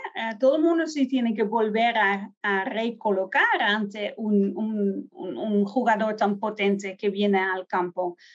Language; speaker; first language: Spanish; non-native, fluent; Dutch